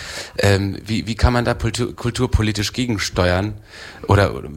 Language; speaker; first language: German; native; German